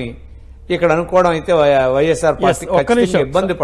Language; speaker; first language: Telugu; native; Telugu